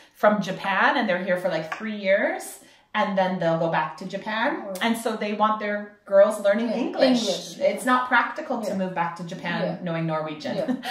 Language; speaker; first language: English; native; English